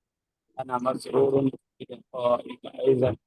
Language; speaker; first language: Arabic; non-native, learner; Urdu